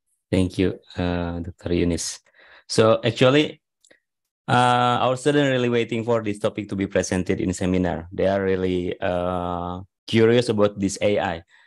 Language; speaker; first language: English; non-native, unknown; Indonesian